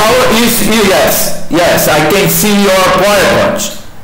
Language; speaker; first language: English; non-native, learner; Portuguese